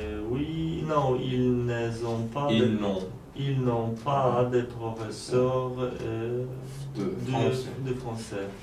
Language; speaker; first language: French; non-native, learner; Polish